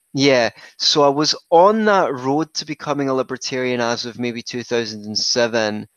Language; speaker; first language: English; native; English